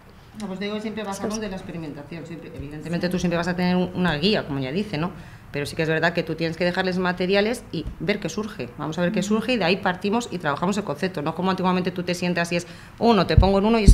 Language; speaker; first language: Spanish; native; Spanish